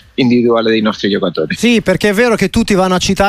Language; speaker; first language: Italian; non-native, learner; Spanish